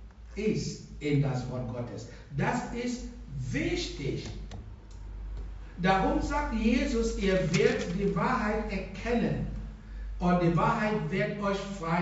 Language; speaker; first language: German; non-native, fluent; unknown